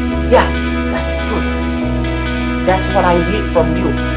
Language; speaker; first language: English; non-native, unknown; Indonesian